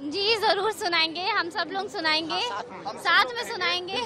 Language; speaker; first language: Hindi; native; Hindi